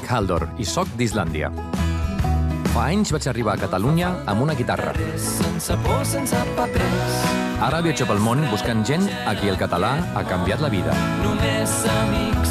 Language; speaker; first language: Catalan; non-native, fluent; Icelandic